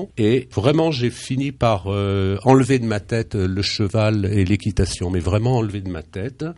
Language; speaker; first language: French; native; French